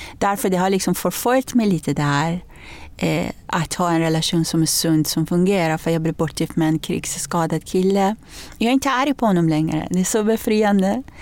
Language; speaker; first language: Swedish; non-native, fluent; Persian